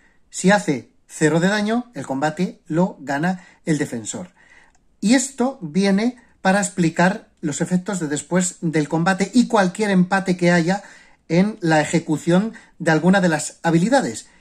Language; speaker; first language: Spanish; native; Spanish